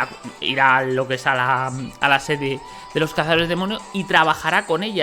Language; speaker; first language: Spanish; native; Spanish